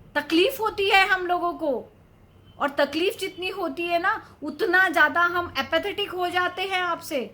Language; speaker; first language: Hindi; non-native, local second language; Bangla